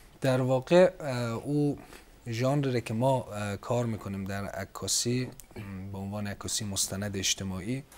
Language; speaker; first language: Persian; native; Persian